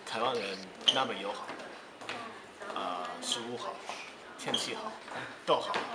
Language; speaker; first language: Chinese; non-native, learner; English